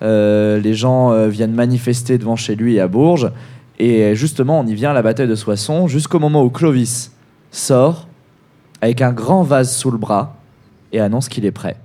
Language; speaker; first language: French; native; French